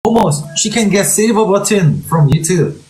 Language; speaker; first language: English; non-native, learner; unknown